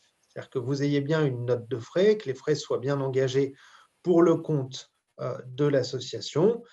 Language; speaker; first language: French; native; French